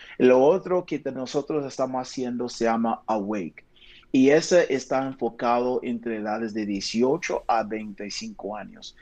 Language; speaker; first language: Spanish; non-native, fluent; English